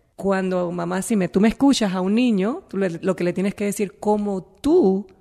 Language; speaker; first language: Spanish; native; Spanish